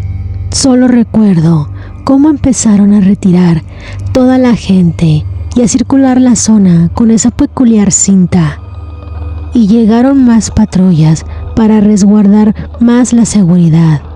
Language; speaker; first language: Spanish; native; Spanish